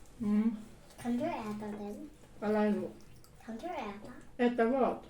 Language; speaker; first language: Swedish; non-native, learner; Thai